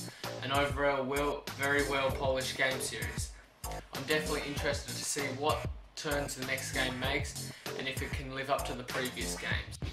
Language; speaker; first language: English; native; English